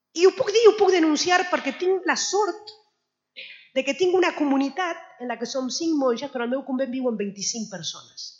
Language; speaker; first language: Catalan; non-native, fluent; Spanish